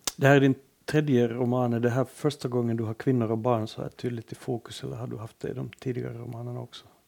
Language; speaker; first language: Swedish; native; Swedish